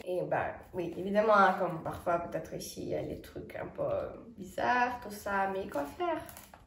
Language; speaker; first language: French; non-native, fluent; Estonian